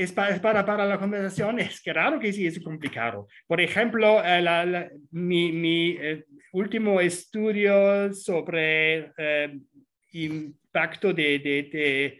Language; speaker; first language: Spanish; non-native, fluent; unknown